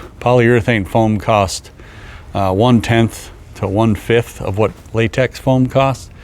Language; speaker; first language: English; native; English